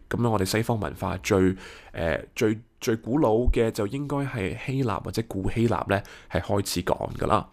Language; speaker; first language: Cantonese; early bilingual, heritage; Cantonese